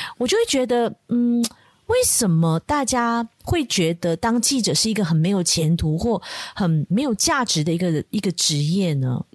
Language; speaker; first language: Chinese; native; Chinese